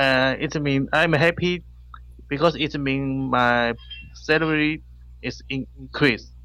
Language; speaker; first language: English; non-native, learner; Chinese